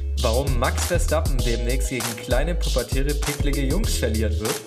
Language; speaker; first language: German; native; German